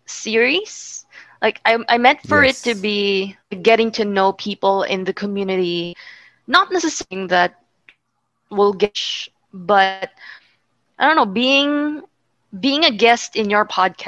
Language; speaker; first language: English; non-native, local second language; Filipino